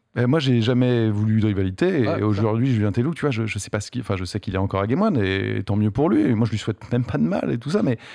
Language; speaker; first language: French; native; French